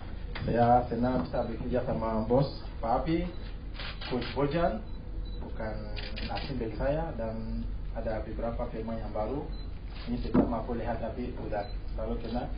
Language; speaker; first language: Indonesian; non-native, fluent; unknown